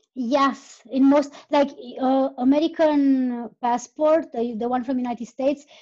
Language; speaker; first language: English; non-native, fluent; Romanian